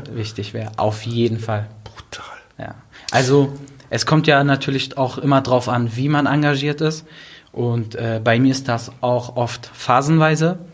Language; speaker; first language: German; native; German